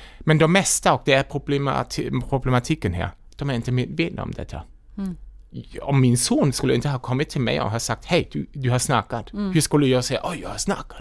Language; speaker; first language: Swedish; non-native, fluent; German